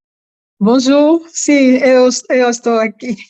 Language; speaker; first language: Portuguese; non-native, learner; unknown